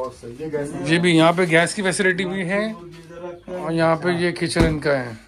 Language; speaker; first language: Hindi; native; Hindi